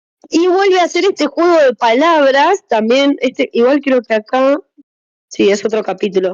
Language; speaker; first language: Spanish; native; Spanish